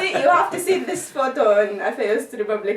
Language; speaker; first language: English; non-native, learner; Arabic